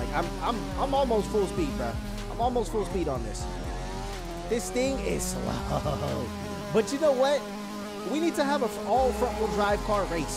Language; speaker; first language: English; native; English